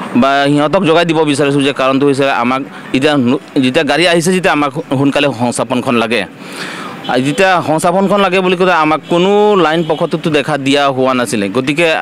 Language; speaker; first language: Assamese; native; Assamese